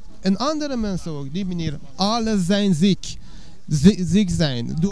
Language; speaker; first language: Dutch; non-native, learner; Persian